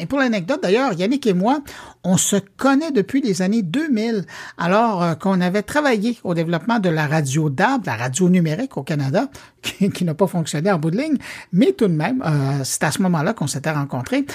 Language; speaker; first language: French; native; French